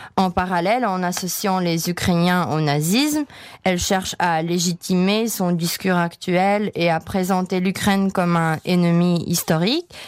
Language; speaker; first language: French; non-native, fluent; Czech